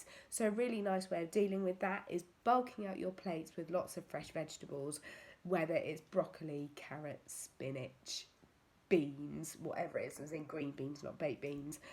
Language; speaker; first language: English; native; English